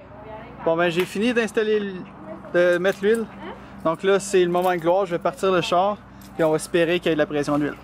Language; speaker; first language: French; native; French